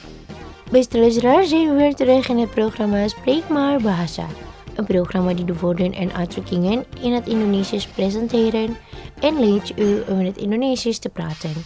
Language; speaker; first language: Dutch; non-native, learner; Indonesian